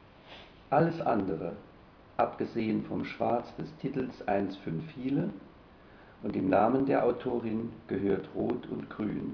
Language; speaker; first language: German; native; German